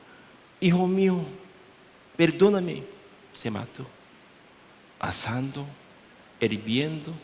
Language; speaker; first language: Spanish; non-native, learner; Korean